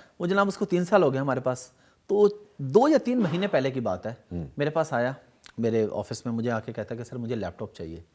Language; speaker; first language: Urdu; native; Urdu